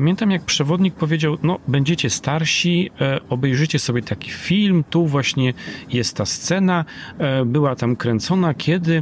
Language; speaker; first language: Polish; native; Polish